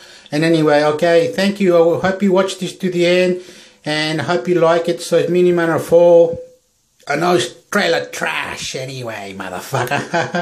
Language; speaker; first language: English; non-native, fluent; Spanish